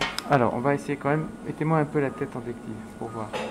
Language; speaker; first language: French; native; French